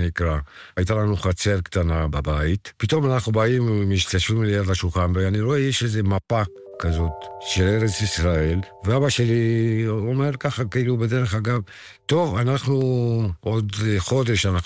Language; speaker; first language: Hebrew; non-native, fluent; Spanish